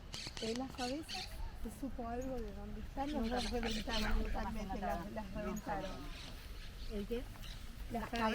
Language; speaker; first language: Spanish; native; Spanish